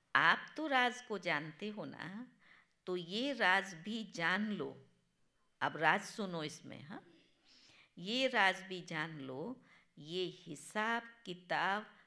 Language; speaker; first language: Hindi; non-native, local second language; Gujarati